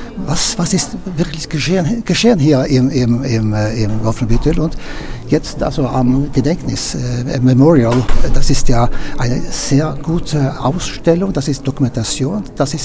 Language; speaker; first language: German; non-native, learner; Norwegian